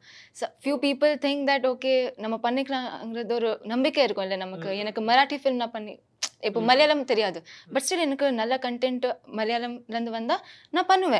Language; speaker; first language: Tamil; non-native, fluent; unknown